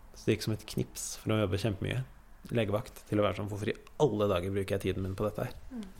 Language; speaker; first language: Norwegian; early bilingual, other home language; Persian